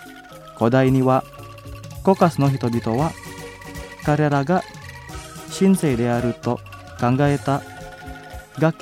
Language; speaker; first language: Japanese; non-native, fluent; Indonesian